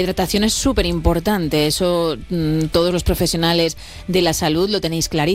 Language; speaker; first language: Spanish; native; Spanish